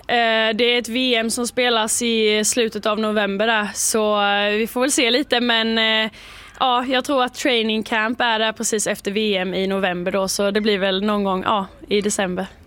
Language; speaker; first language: Swedish; native; Swedish